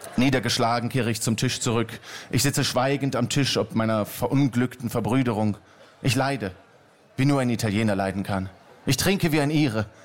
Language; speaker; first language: German; native; German